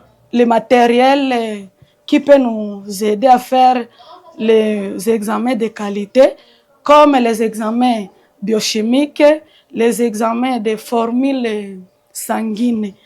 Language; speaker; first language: French; non-native, local second language; Swahili